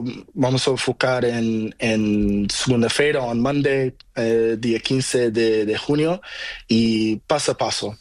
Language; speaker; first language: Spanish; non-native, learner; Portuguese